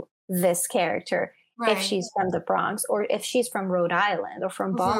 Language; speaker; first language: English; non-native, fluent; Persian